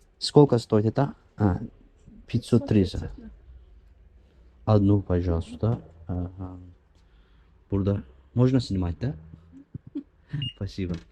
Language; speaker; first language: Russian; non-native, learner; Turkish